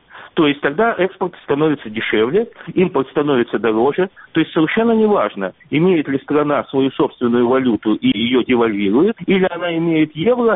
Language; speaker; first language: Russian; native; Russian